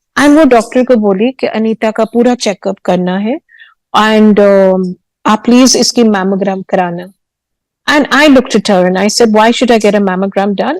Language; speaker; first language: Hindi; early bilingual, heritage; Hindi